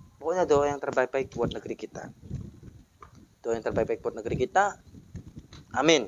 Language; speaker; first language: Indonesian; native; Indonesian